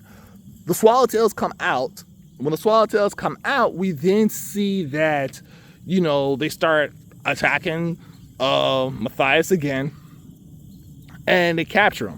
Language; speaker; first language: English; native; English